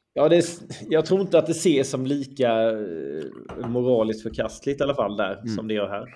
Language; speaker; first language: Swedish; native; Swedish